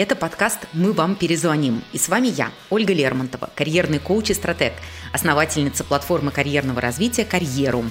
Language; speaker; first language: Russian; native; Russian